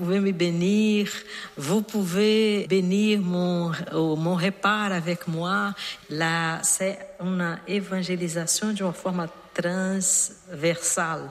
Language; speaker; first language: French; non-native, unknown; Portuguese